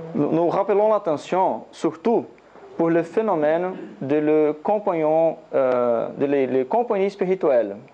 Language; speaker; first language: French; non-native, learner; Portuguese